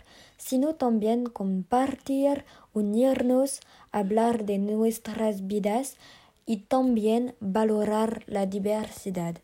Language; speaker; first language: Spanish; non-native, learner; French